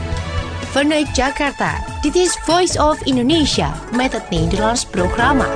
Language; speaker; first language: Dutch; non-native, fluent; Indonesian